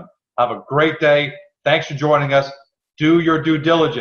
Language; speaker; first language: English; native; English